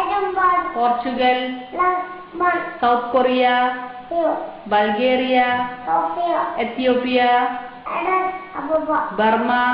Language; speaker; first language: English; non-native, learner; Arabic